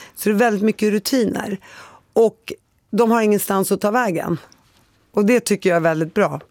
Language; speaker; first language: Swedish; early bilingual, other home language; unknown